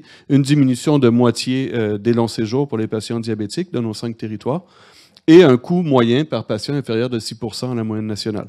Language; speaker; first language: French; native; French